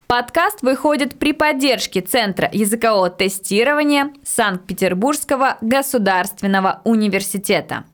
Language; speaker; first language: Russian; native; Russian